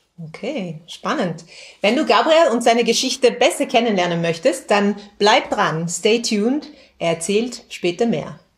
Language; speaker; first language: German; native; German